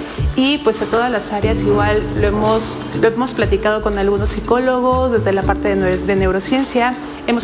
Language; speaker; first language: Spanish; native; Spanish